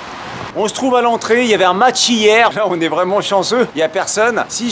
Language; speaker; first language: French; native; French